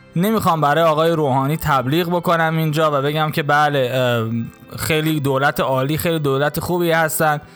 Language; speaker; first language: Persian; native; Persian